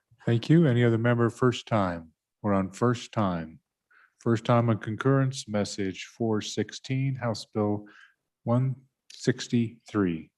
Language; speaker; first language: English; native; English